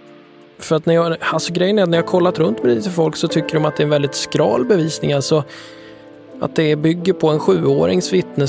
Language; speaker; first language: Swedish; native; Swedish